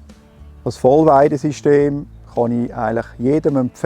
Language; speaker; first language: German; native; German